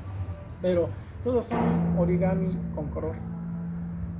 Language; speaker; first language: Spanish; non-native, learner; Japanese